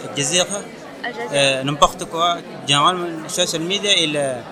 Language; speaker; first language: French; non-native, fluent; Arabic